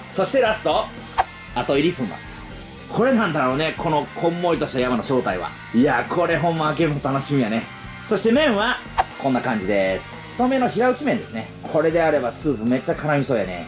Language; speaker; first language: Japanese; early bilingual, other home language; English